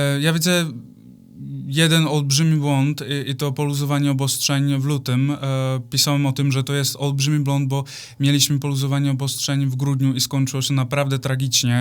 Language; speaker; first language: Polish; non-native, fluent; Czech